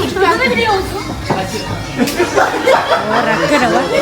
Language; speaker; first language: Turkish; non-native, learner; Indonesian